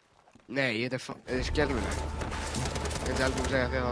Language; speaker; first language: Icelandic; native; Icelandic